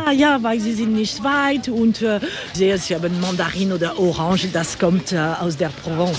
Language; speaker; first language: German; non-native, learner; French